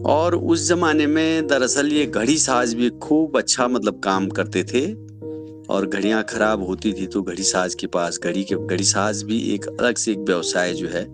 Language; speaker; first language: Hindi; native; Hindi